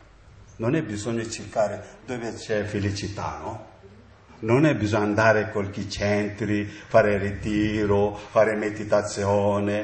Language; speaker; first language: Italian; non-native, learner; Tibetan